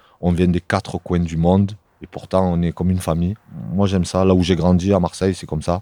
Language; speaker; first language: French; native; French